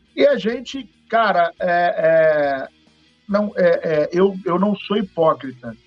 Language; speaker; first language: Portuguese; native; Portuguese